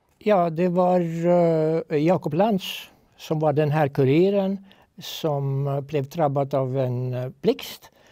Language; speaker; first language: Swedish; non-native, fluent; Estonian